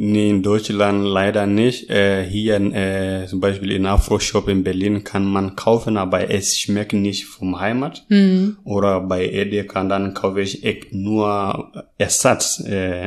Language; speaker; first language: German; non-native, learner; Masai